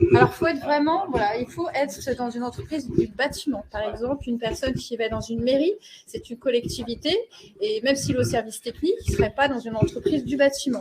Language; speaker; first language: French; native; French